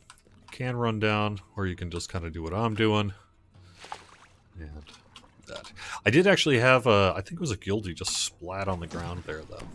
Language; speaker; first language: English; native; English